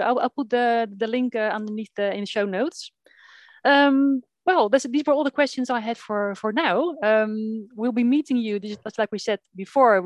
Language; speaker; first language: English; non-native, fluent; Dutch